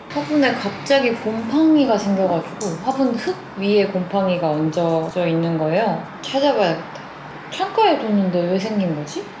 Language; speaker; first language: Korean; native; Korean